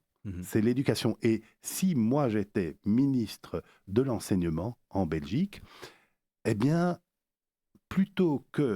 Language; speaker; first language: French; native; French